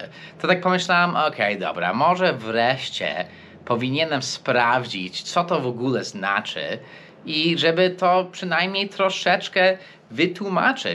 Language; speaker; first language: Polish; non-native, fluent; English